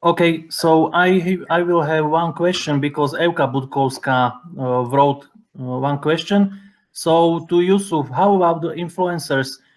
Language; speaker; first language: English; non-native, fluent; Slovak